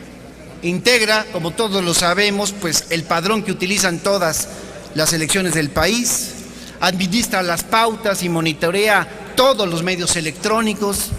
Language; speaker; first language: Spanish; native; Spanish